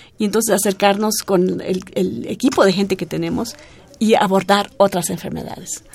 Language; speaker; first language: Spanish; non-native, fluent; German